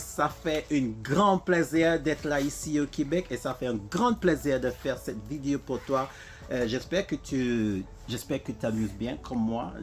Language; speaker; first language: French; non-native, learner; English